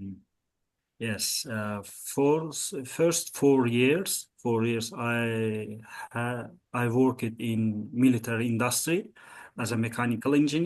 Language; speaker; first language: English; non-native, learner; Azerbaijani